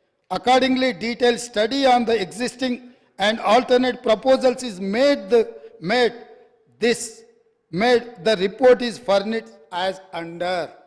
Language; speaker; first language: English; non-native, local second language; Telugu